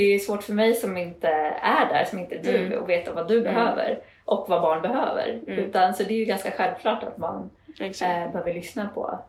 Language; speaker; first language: Swedish; native; Swedish